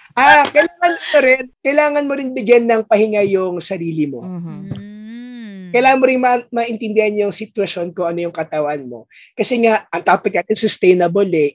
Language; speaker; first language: Filipino; native; Filipino